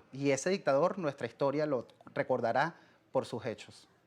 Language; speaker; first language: Spanish; native; Spanish